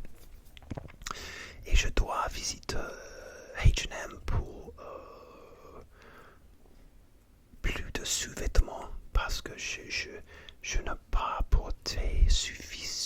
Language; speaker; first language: French; non-native, learner; English